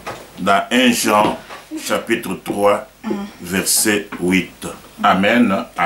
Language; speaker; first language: French; non-native, local second language; Lingala